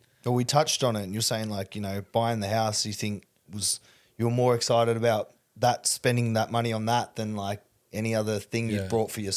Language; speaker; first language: English; native; English